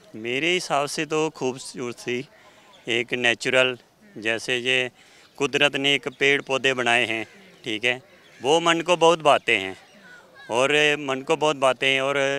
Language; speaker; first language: Hindi; native; Hindi